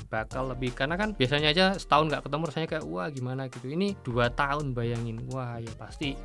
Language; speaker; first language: Indonesian; native; Indonesian